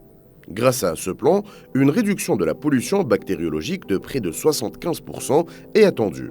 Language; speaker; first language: French; native; French